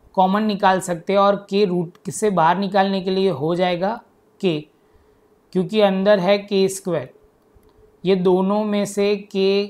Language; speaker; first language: Hindi; non-native, local second language; Gujarati